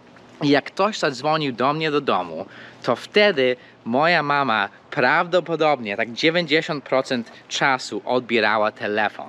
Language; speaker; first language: Polish; early bilingual, heritage; Polish